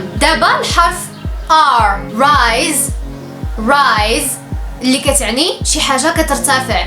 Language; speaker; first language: Arabic; native; Arabic